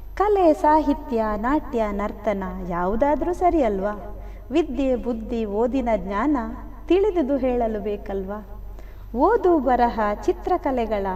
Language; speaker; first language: Kannada; non-native, local second language; Tulu